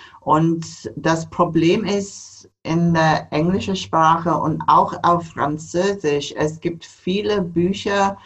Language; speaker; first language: German; non-native, fluent; English